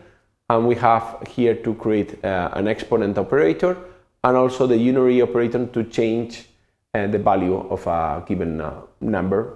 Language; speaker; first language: English; non-native, fluent; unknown